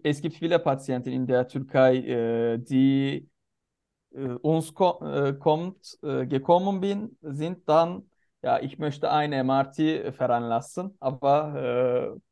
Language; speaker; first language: German; non-native, learner; Turkish